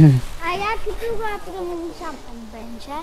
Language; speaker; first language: Polish; early bilingual, heritage; Polish